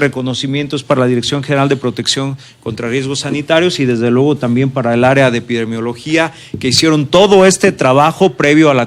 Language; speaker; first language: Spanish; native; Spanish